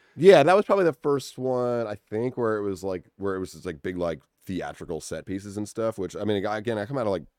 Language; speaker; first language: English; native; English